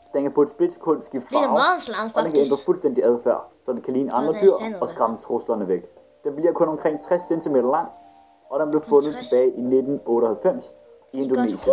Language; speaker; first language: Danish; native; Danish